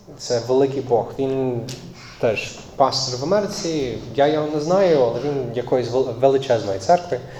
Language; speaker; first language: Ukrainian; non-native, fluent; English